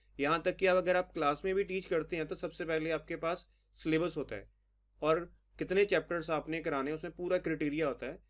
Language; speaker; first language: Hindi; non-native, local second language; Punjabi